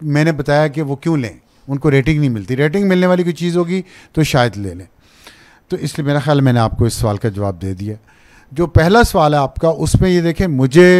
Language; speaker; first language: Urdu; non-native, local second language; Punjabi